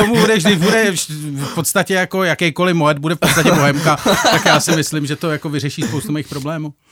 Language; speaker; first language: Czech; native; Czech